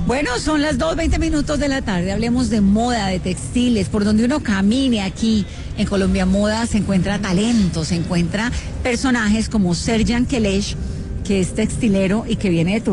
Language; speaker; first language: Spanish; native; Spanish